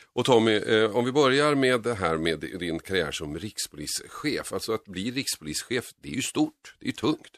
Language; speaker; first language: Swedish; native; Swedish